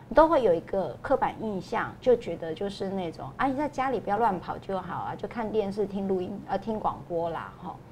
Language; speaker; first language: Chinese; non-native, local second language; Min Nan Chinese